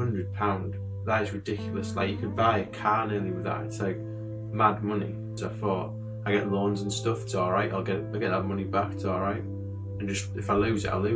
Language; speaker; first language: English; native; English